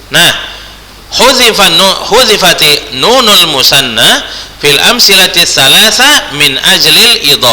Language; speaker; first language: Arabic; non-native, fluent; Indonesian